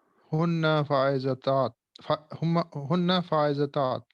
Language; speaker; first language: Arabic; non-native, learner; Urdu